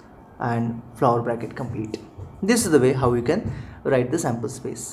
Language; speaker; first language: English; non-native, local second language; Hindi